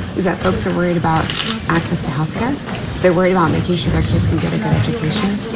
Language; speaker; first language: English; native; English